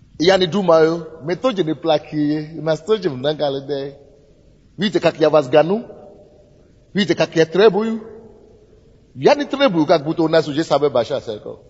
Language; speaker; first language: Russian; non-native, fluent; Yoruba